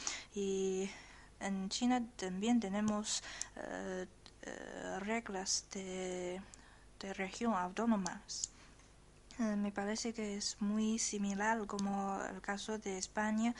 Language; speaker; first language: Spanish; non-native, learner; Chinese